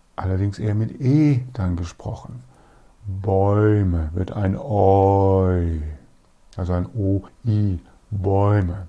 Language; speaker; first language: German; native; German